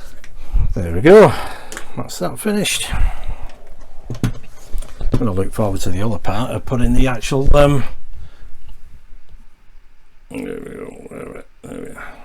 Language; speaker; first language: English; native; English